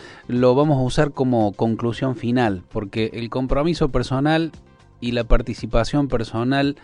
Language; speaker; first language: Spanish; native; Spanish